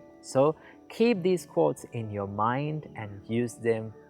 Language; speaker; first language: English; non-native, local second language; Sinhala